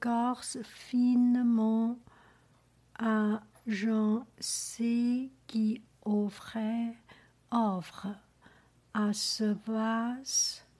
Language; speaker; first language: French; non-native, learner; Chinese